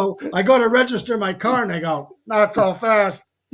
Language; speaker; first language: English; native; English